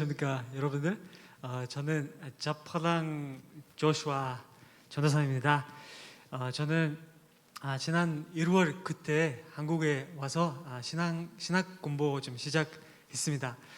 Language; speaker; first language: Korean; non-native, learner; Mongolian